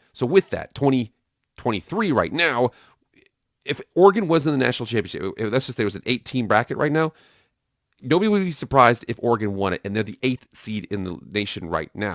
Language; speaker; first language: English; native; English